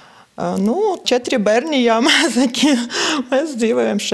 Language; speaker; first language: Latvian; non-native, local second language; Russian